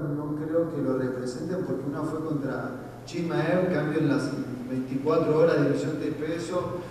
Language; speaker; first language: Spanish; native; Spanish